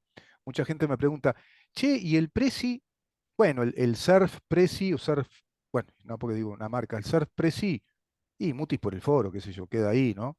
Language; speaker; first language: Spanish; native; Spanish